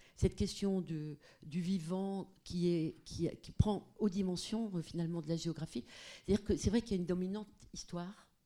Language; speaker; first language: French; non-native, fluent; Portuguese